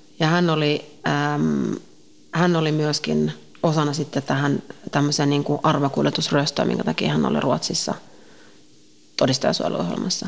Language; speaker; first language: Finnish; native; Finnish